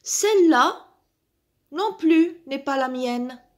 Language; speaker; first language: French; non-native, local second language; Arabic